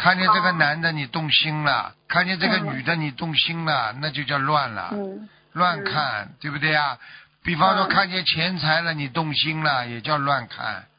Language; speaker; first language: Chinese; native; Chinese